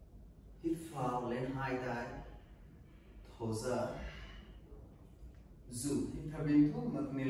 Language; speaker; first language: Vietnamese; non-native, learner; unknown